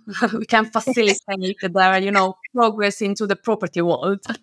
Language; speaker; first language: English; non-native, fluent; Italian